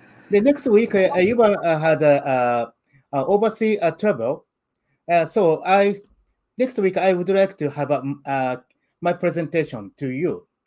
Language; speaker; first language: English; non-native, learner; Japanese